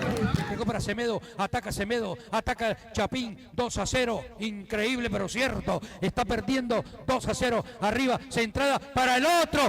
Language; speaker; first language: Spanish; native; Spanish